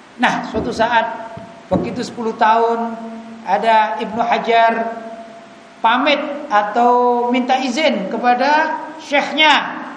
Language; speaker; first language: Indonesian; native; Indonesian